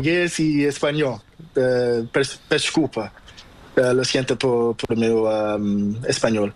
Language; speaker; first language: Spanish; non-native, learner; Portuguese